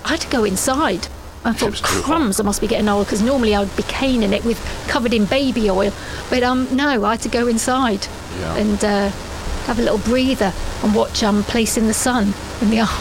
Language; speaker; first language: English; native; English